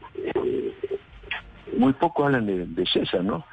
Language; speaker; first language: Spanish; native; Spanish